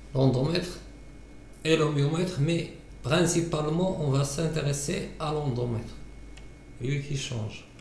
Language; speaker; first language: French; non-native, local second language; Arabic